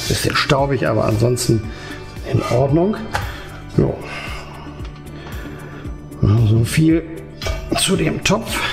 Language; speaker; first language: German; native; German